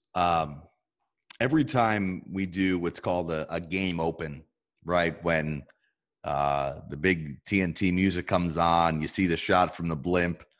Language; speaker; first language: English; native; English